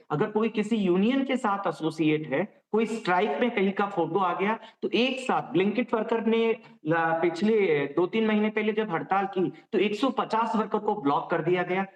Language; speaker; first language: Hindi; native; Hindi